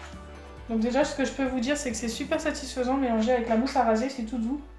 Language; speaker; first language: French; native; French